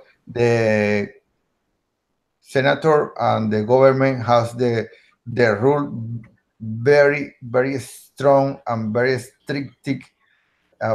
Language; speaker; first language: English; non-native, learner; Spanish